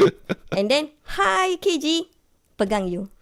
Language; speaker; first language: English; non-native, local second language; Malay